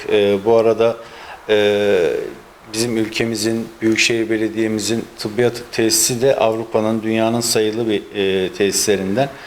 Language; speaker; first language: Turkish; early bilingual, heritage; Turkish